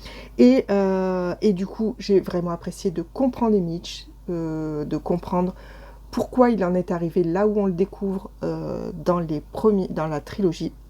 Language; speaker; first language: French; native; French